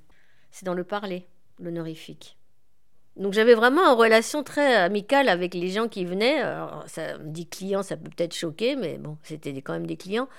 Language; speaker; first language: French; native; French